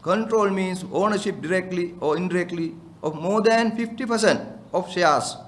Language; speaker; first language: English; non-native, local second language; Sinhala